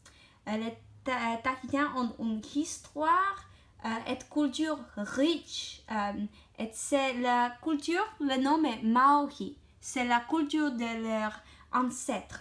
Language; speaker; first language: French; non-native, learner; English